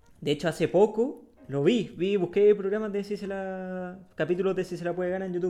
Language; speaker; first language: Spanish; native; Spanish